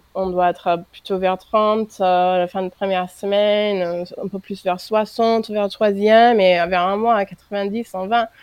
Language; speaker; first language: French; non-native, fluent; English